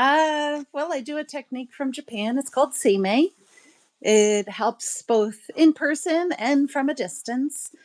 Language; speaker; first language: English; native; English